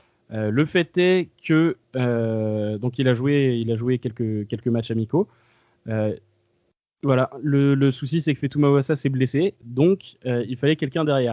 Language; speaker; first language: French; native; French